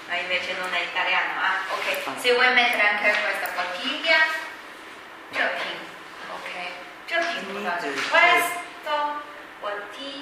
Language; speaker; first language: Italian; non-native, fluent; Chinese